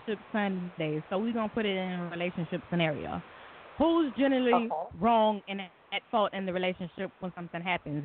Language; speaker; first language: English; native; English